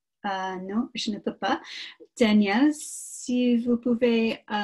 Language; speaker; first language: French; non-native, learner; English